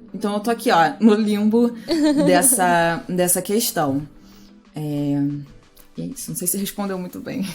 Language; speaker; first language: Portuguese; native; Portuguese